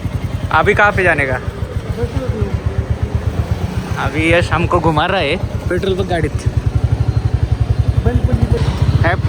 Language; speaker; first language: Hindi; non-native, local second language; Marathi